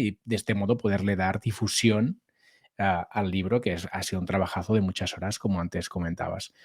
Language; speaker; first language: Spanish; native; Spanish